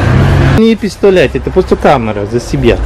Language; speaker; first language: Russian; non-native, learner; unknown